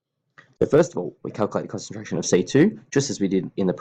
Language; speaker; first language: English; native; English